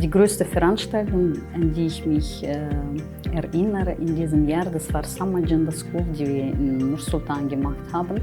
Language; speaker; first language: German; non-native, fluent; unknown